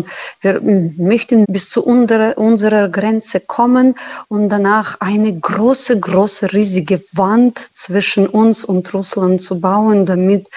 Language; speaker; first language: German; non-native, fluent; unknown